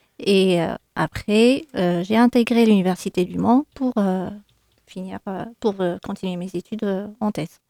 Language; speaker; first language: French; non-native, local second language; Arabic